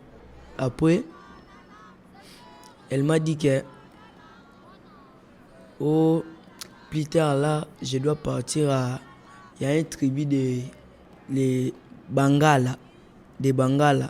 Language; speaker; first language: French; non-native, local second language; Lingala